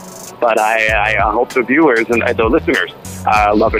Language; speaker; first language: English; native; English